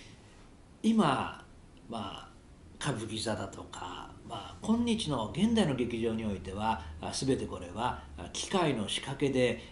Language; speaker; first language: Japanese; native; Japanese